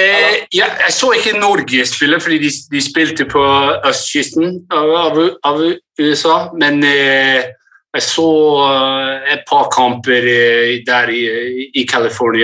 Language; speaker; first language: Norwegian; early bilingual, heritage; English